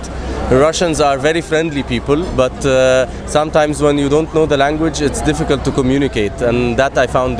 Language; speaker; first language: English; non-native, fluent; Arabic